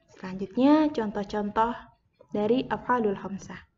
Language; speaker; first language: Indonesian; native; Indonesian